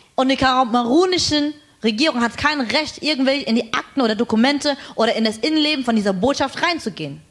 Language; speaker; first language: German; non-native, fluent; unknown